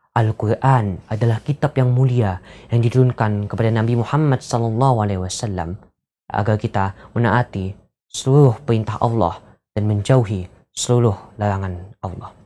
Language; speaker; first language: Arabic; non-native, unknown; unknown